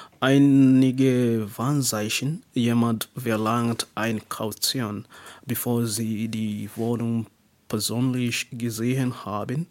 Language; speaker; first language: German; non-native, learner; English